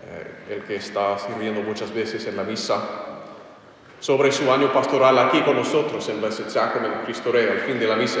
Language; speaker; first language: Spanish; non-native, fluent; English